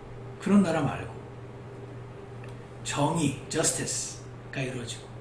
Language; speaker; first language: Korean; native; Korean